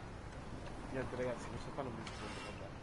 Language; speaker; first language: Italian; native; Italian